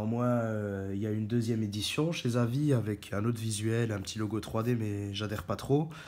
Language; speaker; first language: French; native; French